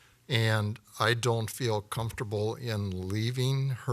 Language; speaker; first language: English; native; English